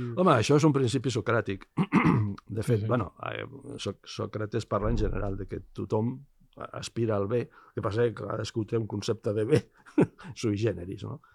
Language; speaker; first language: Catalan; non-native, local second language; Spanish